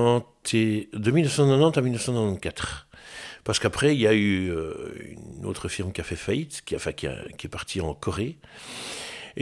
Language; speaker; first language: French; native; French